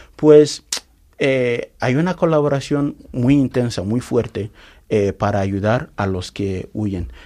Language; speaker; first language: Spanish; non-native, fluent; Igbo